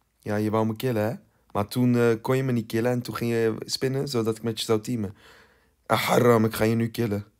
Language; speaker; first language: Dutch; early bilingual, other home language; Turkish